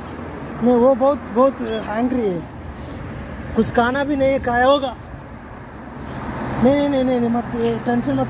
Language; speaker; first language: Hindi; non-native, local second language; Malayalam